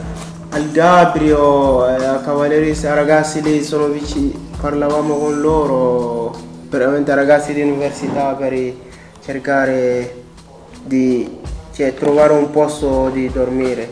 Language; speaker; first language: Italian; non-native, learner; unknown